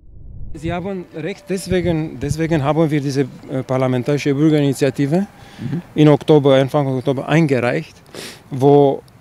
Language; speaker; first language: German; non-native, fluent; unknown